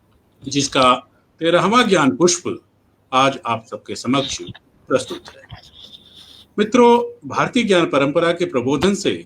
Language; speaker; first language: Hindi; native; Hindi